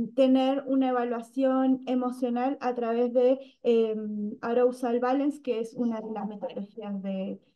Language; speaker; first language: Spanish; native; Spanish